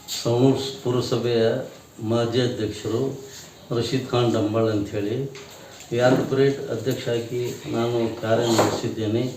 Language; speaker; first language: Kannada; non-native, local second language; Urdu